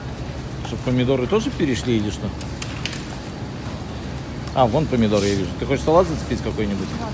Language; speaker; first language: Russian; native; Russian